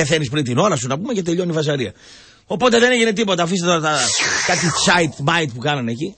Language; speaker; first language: Greek; native; Greek